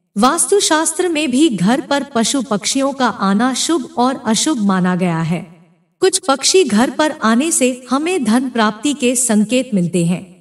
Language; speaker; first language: Hindi; native; Hindi